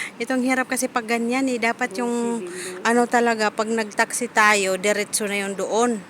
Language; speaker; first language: Filipino; non-native, local second language; Cebuano